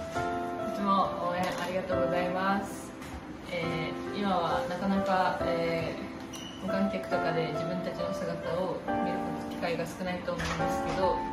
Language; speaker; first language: Japanese; native; Japanese